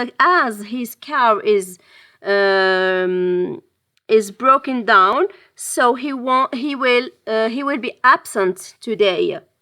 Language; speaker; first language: English; non-native, fluent; French